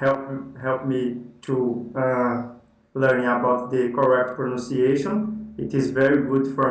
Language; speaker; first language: English; non-native, learner; Portuguese